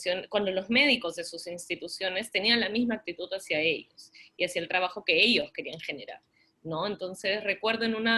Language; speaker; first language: Spanish; native; Spanish